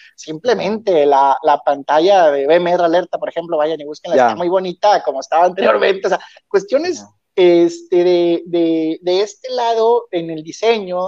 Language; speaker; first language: Spanish; native; Spanish